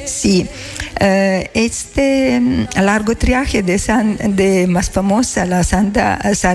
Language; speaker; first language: Spanish; non-native, learner; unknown